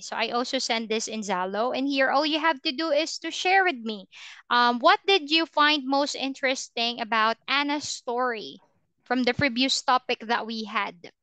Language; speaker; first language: English; non-native, fluent; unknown